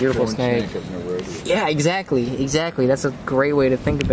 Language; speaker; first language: English; native; English